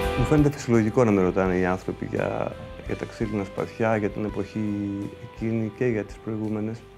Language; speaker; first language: Greek; early bilingual, heritage; Greek